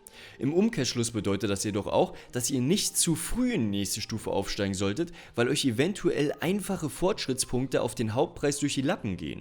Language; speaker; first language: German; native; German